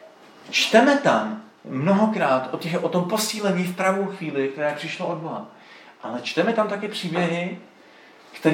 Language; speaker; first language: Czech; native; Czech